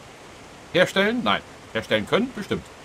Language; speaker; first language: German; native; German